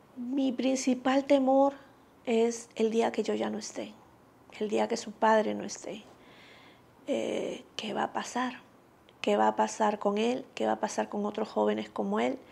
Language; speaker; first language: Spanish; native; Spanish